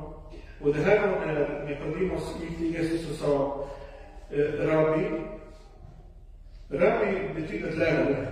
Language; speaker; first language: Swedish; non-native, fluent; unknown